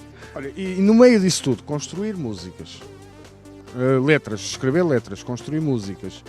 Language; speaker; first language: Portuguese; native; Portuguese